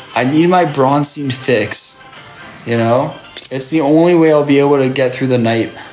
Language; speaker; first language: English; native; English